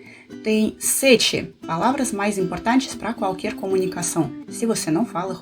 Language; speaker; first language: Portuguese; non-native, fluent; Russian